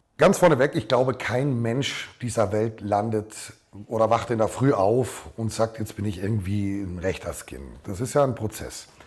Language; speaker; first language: German; native; German